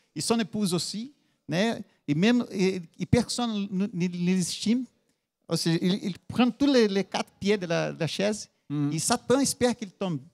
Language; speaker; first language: French; non-native, learner; Portuguese